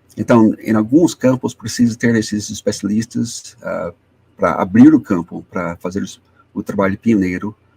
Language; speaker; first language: Portuguese; non-native, fluent; English